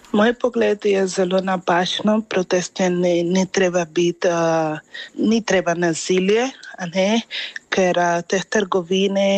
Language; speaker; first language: Slovenian; non-native, fluent; Spanish